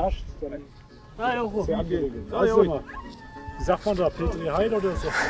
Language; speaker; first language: German; native; German